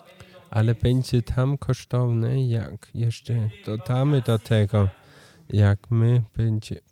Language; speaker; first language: Polish; non-native, learner; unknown